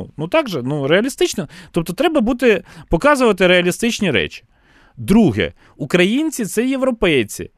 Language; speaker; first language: Ukrainian; non-native, local second language; Russian